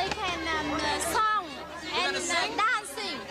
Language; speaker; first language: English; non-native, learner; Vietnamese